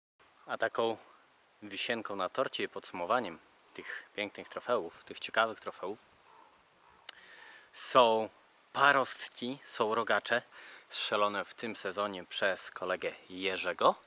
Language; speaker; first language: Polish; native; Polish